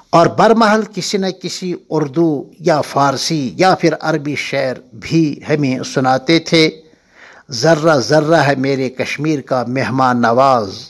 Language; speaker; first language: Urdu; non-native, local second language; Kashmiri